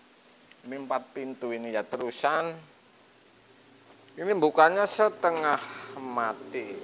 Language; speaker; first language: Indonesian; native; Indonesian